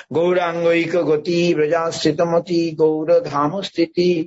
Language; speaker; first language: Bangla; native; Bangla